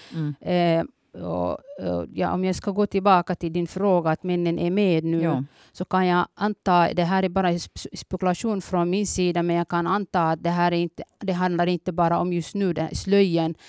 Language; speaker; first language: Swedish; early bilingual, other home language; Somali